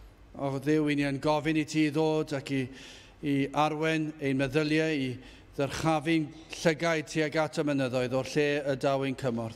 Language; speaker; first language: Welsh; native; Welsh